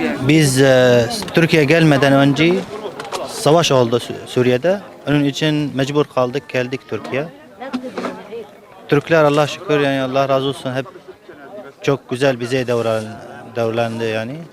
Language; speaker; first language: Turkish; non-native, learner; Arabic